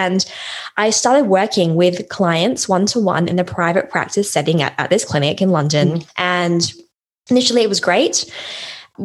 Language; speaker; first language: English; native; English